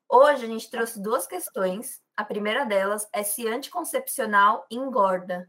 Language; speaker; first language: Portuguese; native; Portuguese